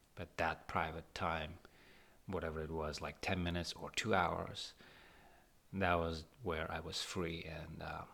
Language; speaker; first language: English; non-native, fluent; Uzbek